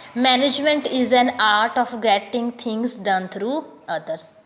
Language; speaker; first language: English; non-native, local second language; Punjabi